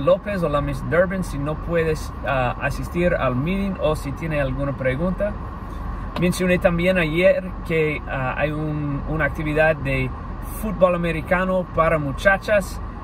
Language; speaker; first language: Spanish; non-native, fluent; English